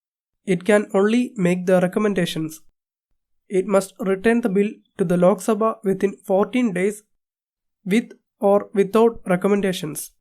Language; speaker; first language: English; non-native, local second language; Malayalam